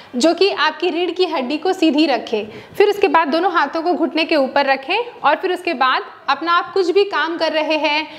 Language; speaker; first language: Hindi; native; Hindi